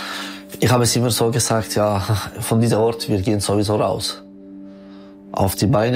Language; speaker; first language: German; non-native, local second language; French